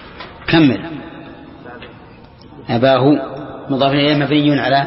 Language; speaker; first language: Arabic; native; Arabic